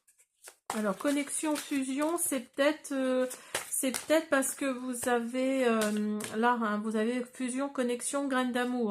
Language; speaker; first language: French; native; French